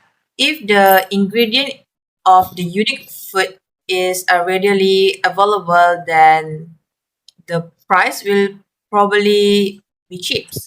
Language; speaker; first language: English; non-native, learner; Malay